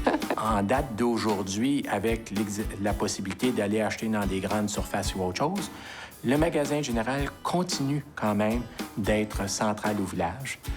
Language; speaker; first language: French; native; French